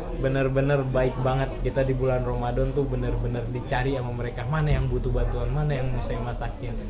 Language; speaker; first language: Indonesian; native; Indonesian